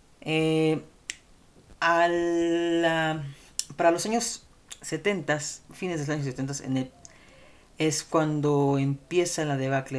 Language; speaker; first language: Spanish; native; Spanish